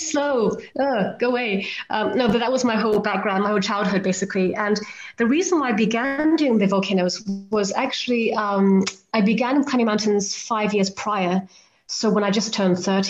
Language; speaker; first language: English; native; English